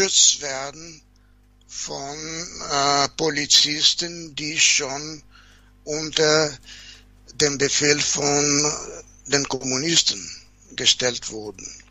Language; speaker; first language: German; non-native, fluent; Portuguese